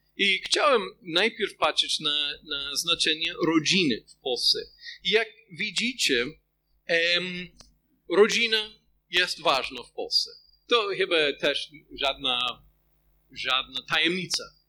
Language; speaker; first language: Polish; non-native, fluent; English